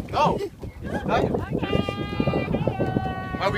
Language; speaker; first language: English; non-native, learner; French